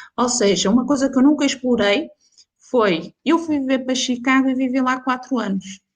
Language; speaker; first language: Portuguese; native; Portuguese